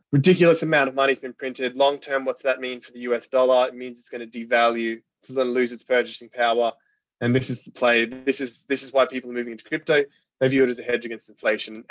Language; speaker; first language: English; native; English